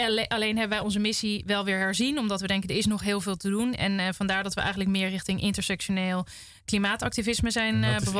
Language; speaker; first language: Dutch; native; Dutch